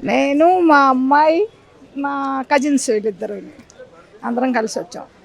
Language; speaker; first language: Telugu; native; Telugu